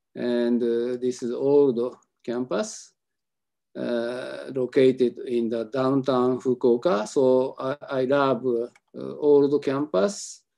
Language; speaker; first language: English; non-native, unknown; Japanese